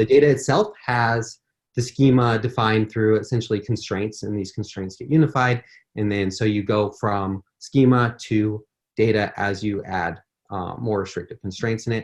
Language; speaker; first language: English; native; English